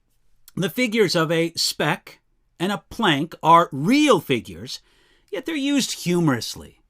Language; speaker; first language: English; native; English